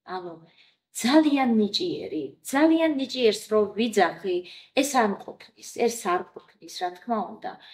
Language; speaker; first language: Georgian; non-native, local second language; Azerbaijani